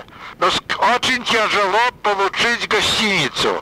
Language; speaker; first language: Russian; non-native, fluent; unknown